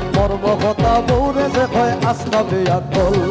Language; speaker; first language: Bangla; non-native, local second language; Sylheti